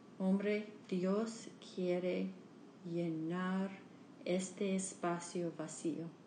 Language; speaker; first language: Spanish; non-native, learner; English